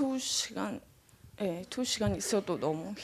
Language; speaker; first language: Korean; non-native, learner; Mongolian